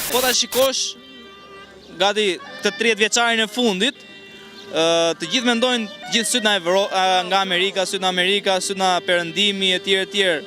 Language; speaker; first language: Albanian; native; Albanian